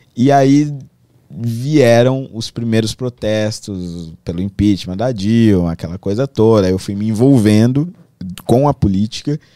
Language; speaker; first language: Portuguese; native; Portuguese